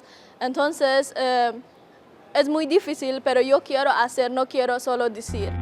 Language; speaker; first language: Spanish; non-native, learner; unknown